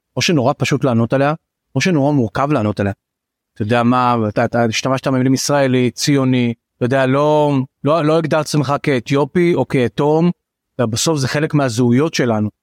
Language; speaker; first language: Hebrew; native; Hebrew